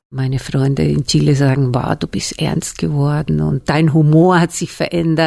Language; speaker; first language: German; non-native, fluent; Spanish